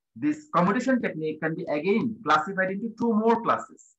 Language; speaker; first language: English; non-native, local second language; Bangla